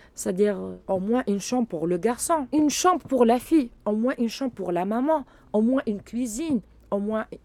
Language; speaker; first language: French; non-native, local second language; Arabic